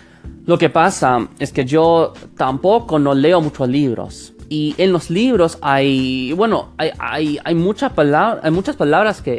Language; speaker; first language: Spanish; non-native, fluent; English